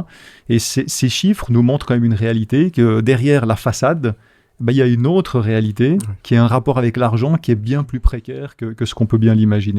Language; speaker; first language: French; native; French